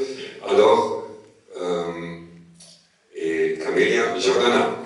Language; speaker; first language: French; non-native, learner; German